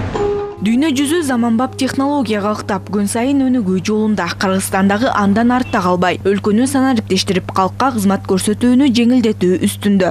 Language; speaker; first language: Kyrgyz; native; Kyrgyz